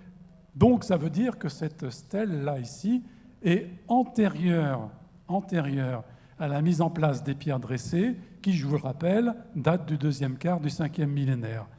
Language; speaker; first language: French; native; French